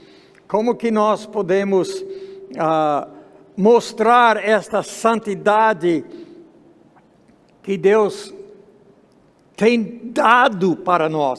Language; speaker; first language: Portuguese; non-native, fluent; English